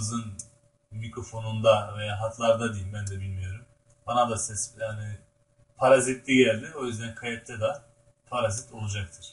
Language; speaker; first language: Turkish; native; Turkish